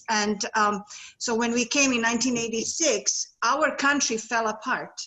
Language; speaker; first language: English; non-native, fluent; Serbian